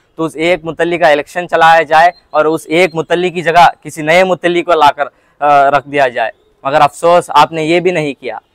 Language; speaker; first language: Hindi; non-native, local second language; Urdu